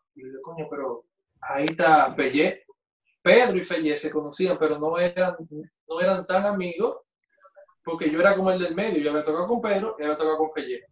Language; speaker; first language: Spanish; native; Spanish